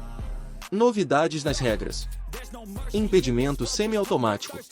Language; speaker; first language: Portuguese; native; Portuguese